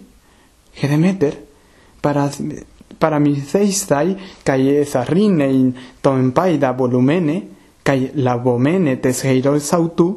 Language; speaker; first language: Greek; non-native, fluent; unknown